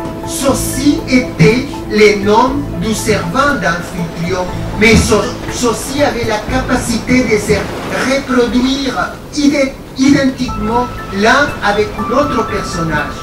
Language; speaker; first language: French; non-native, fluent; Spanish